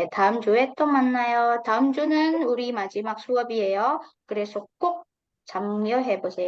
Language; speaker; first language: Korean; non-native, fluent; Indonesian